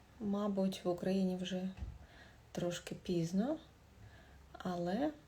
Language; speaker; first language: Ukrainian; non-native, local second language; Russian